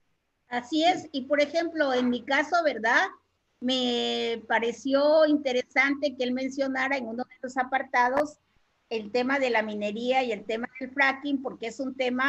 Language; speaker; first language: Spanish; native; Spanish